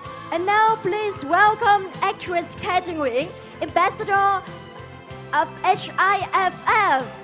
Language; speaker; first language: English; non-native, fluent; Vietnamese